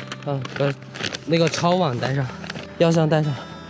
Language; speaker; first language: Chinese; native; Chinese